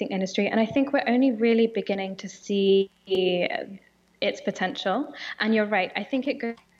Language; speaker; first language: English; native; English